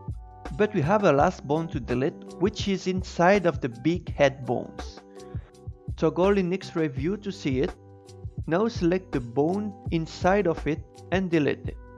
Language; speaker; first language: English; non-native, fluent; French